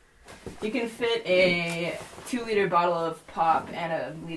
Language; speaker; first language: English; native; English